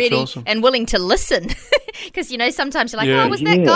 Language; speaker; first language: English; native; English